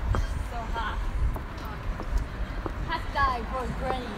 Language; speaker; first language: English; non-native, fluent; Korean